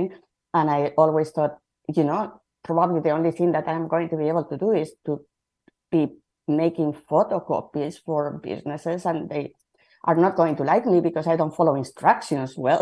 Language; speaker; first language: English; non-native, fluent; Spanish